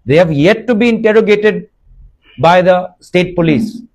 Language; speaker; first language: English; non-native, local second language; Assamese